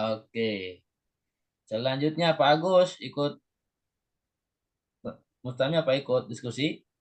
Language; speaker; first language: Indonesian; native; Indonesian